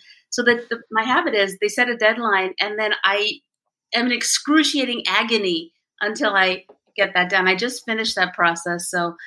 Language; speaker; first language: English; early bilingual, other home language; Bangla